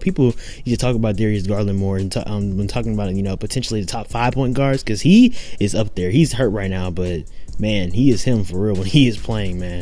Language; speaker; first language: English; native; English